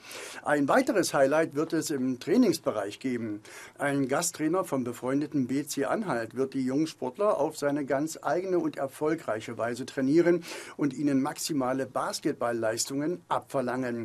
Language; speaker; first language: German; native; German